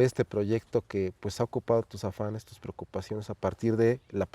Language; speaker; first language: Spanish; native; Spanish